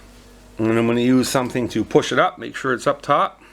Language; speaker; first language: English; native; English